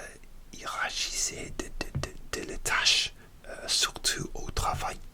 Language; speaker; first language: French; non-native, learner; English